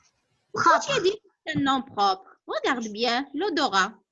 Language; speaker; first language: French; non-native, local second language; Arabic